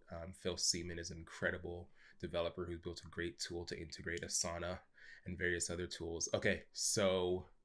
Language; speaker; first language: English; native; English